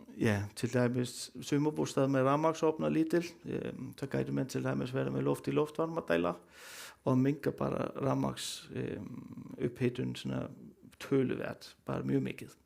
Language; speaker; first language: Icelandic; non-native, learner; Danish